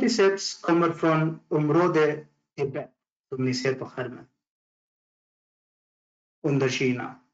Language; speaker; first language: Swedish; non-native, fluent; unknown